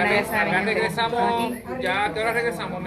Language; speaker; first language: Spanish; native; Spanish